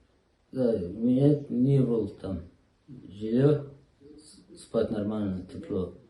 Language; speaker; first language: Russian; non-native, learner; Uzbek